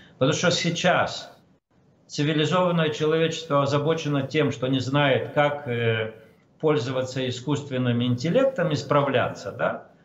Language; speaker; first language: Russian; non-native, local second language; Romanian